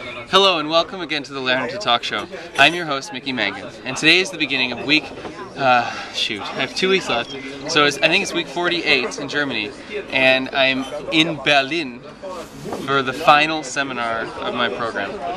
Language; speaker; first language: English; native; English